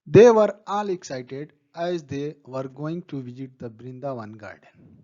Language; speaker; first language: English; non-native, local second language; Hindi